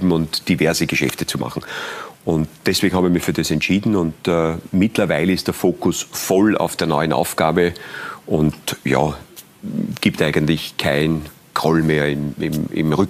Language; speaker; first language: German; native; German